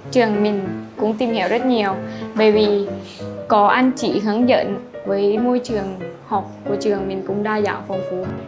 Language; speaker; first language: Vietnamese; non-native, learner; Lao